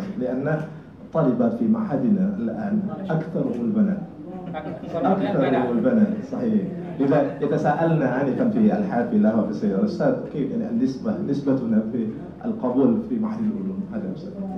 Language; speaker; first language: Arabic; non-native, fluent; Indonesian